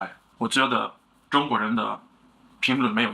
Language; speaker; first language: Chinese; non-native, learner; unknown